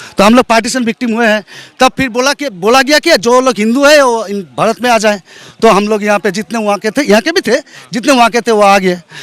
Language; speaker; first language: Hindi; non-native, local second language; Bangla